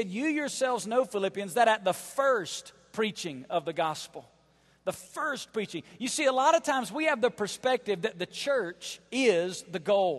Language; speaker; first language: English; native; English